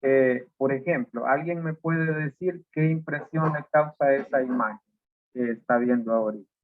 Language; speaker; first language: Spanish; native; Spanish